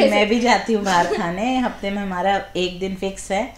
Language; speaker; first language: Hindi; native; Hindi